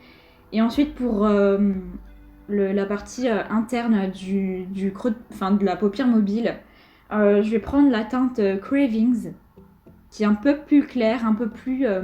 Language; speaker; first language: French; native; French